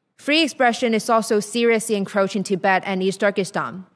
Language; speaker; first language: English; non-native, local second language; Cantonese